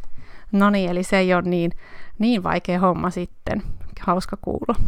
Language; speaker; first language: Finnish; native; Finnish